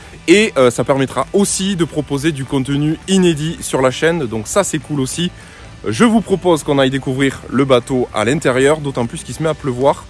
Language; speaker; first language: French; native; French